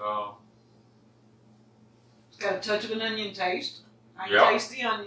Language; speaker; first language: English; native; English